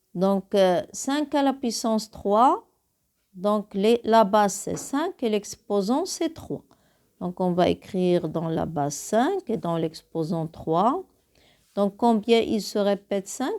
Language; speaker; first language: French; non-native, local second language; Arabic